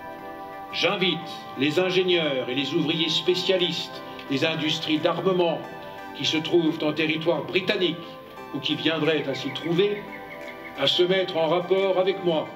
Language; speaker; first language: French; native; French